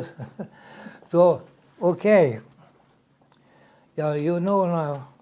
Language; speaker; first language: English; non-native, learner; Swedish